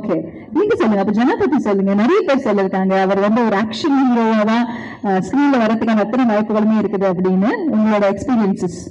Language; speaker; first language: Tamil; native; Tamil